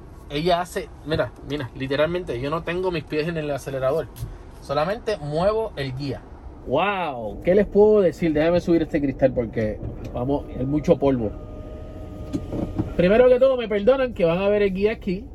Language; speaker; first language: Spanish; native; Spanish